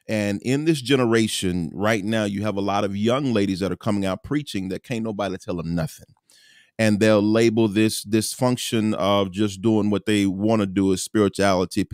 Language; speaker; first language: English; native; English